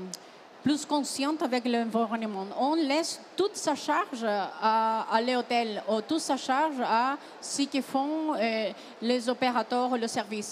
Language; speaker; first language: French; non-native, fluent; Spanish